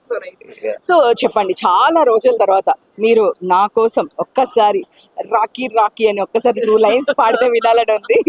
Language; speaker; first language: Telugu; native; Telugu